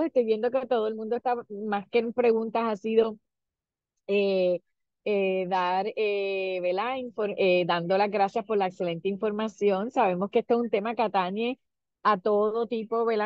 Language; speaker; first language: Spanish; native; Spanish